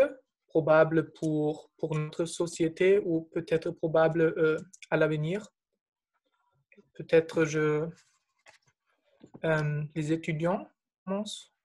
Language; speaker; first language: French; non-native, fluent; German